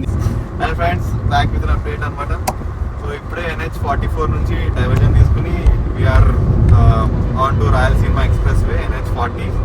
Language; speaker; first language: Telugu; native; Telugu